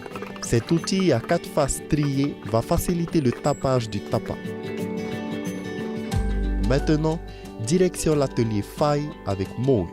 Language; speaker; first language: French; native; French